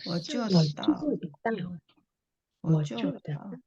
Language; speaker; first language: Chinese; non-native, learner; Korean